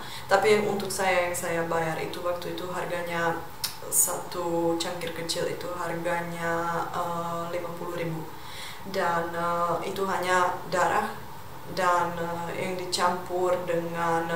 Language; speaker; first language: Indonesian; non-native, fluent; Czech